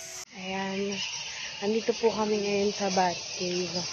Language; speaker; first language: Filipino; non-native, local second language; Cebuano